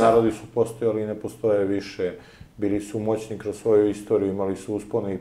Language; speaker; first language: Serbian; native; Serbian